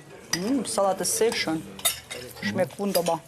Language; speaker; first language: German; non-native, learner; Russian